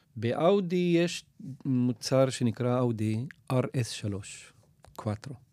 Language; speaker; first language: Hebrew; non-native, local second language; Arabic